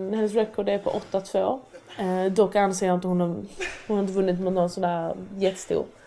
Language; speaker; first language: Swedish; early bilingual, other home language; Persian